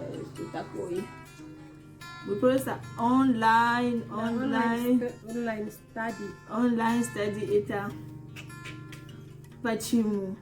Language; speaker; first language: Russian; non-native, learner; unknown